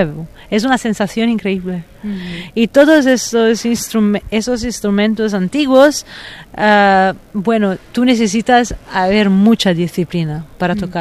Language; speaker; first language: Spanish; non-native, fluent; Italian